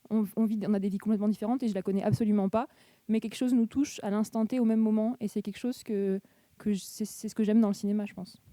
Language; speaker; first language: French; native; French